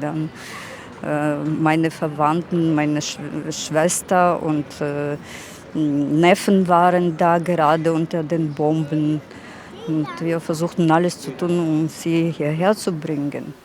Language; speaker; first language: German; non-native, fluent; Russian